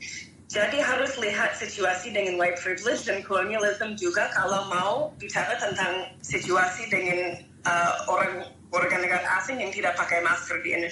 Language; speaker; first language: Indonesian; non-native, fluent; English